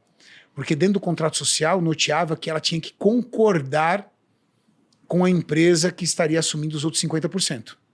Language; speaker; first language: Portuguese; native; Portuguese